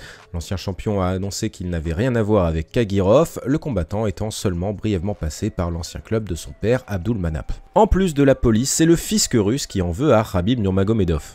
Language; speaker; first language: French; native; French